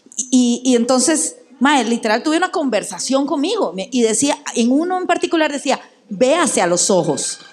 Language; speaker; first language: Spanish; native; Spanish